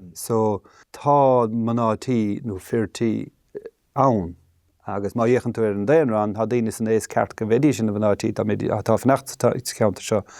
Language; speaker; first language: Irish; native; Irish